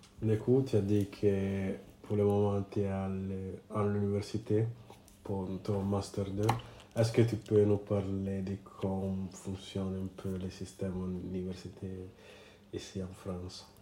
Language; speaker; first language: French; non-native, learner; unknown